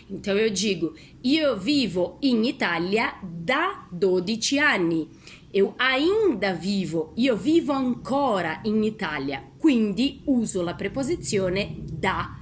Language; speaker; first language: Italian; non-native, fluent; Portuguese